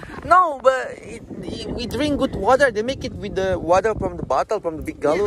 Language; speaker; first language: English; non-native, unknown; Indonesian